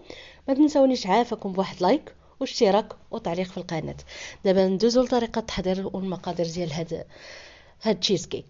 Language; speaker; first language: Arabic; native; Arabic